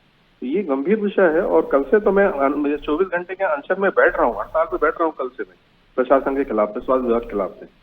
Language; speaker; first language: Hindi; native; Hindi